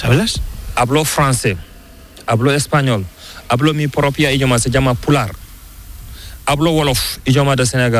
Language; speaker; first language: Spanish; non-native, learner; Fula